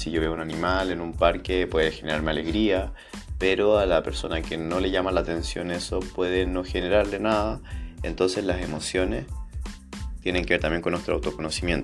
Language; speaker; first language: Spanish; native; Spanish